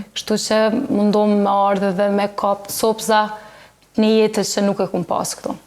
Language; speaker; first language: Albanian; early bilingual, heritage; Albanian